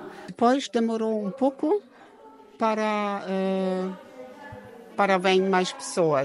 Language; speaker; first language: Portuguese; non-native, learner; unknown